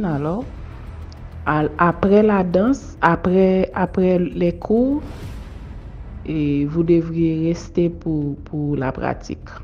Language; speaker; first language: French; non-native, local second language; Haitian Creole